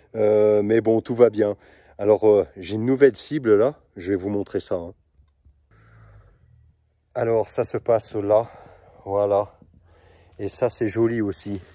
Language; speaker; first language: French; native; French